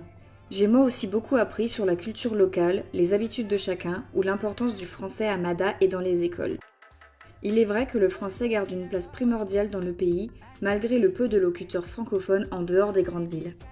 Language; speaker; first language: French; native; French